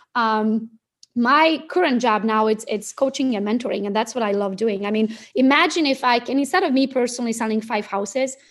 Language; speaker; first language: English; non-native, fluent; Romanian